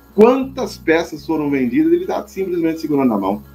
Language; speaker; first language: Portuguese; native; Portuguese